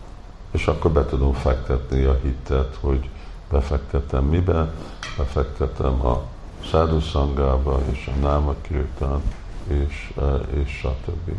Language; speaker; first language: Hungarian; early bilingual, heritage; Hungarian